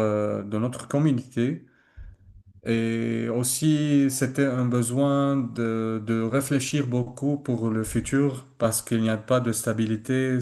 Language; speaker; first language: French; non-native, learner; Arabic